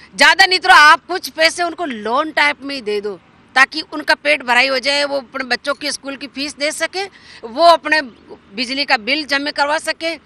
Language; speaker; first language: Hindi; native; Hindi